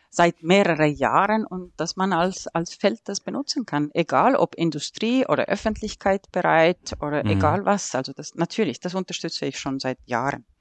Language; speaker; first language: German; non-native, fluent; Estonian